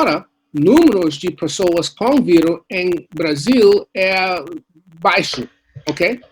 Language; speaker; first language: Portuguese; non-native, learner; English